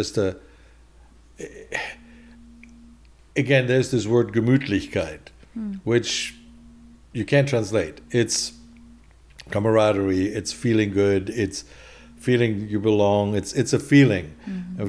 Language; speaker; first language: English; non-native, fluent; German